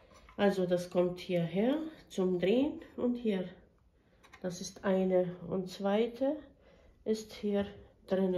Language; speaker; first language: German; non-native, fluent; Bosnian